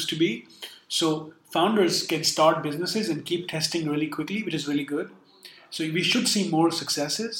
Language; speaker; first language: English; non-native, local second language; Urdu